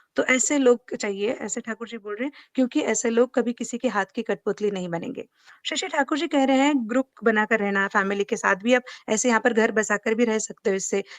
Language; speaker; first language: Hindi; non-native, local second language; Marathi